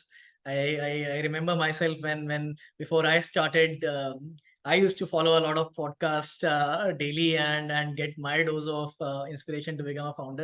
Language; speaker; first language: English; non-native, local second language; Hindi